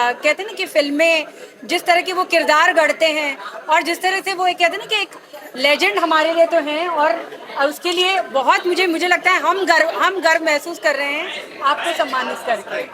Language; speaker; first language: Hindi; native; Hindi